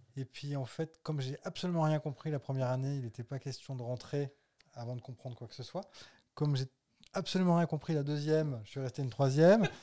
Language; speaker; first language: French; native; French